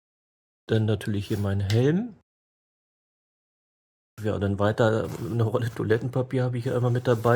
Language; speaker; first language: German; native; German